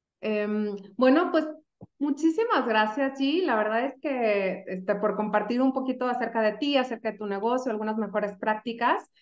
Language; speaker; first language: Spanish; native; Spanish